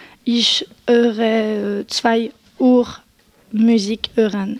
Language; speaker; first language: German; non-native, local second language; French